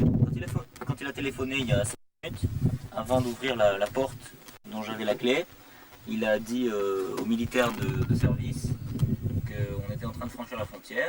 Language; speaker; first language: French; native; French